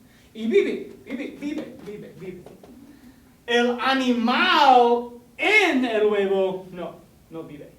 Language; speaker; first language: Spanish; non-native, fluent; English